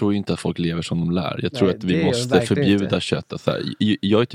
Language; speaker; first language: Swedish; native; Swedish